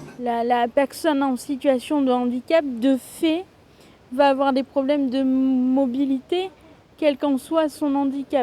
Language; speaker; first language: French; native; French